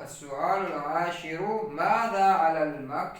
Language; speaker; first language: Arabic; non-native, fluent; Urdu